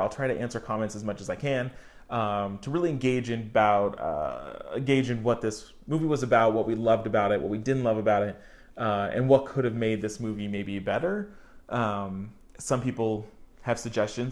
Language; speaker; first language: English; native; English